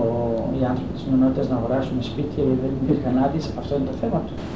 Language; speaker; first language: Greek; native; Greek